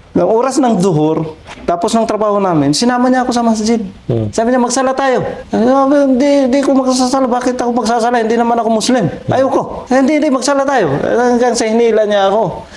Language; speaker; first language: Filipino; non-native, local second language; Waray